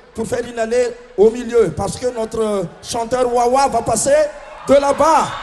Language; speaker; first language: French; non-native, local second language; Malagasy